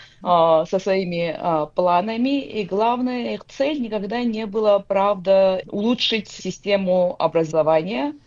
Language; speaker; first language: Russian; non-native, local second language; Georgian